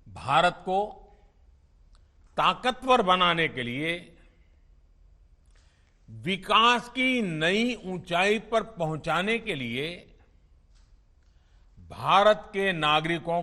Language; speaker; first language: Hindi; non-native, local second language; Gujarati